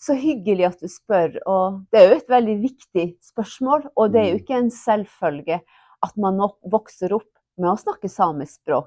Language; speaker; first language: Norwegian; non-native, local second language; Northern Sami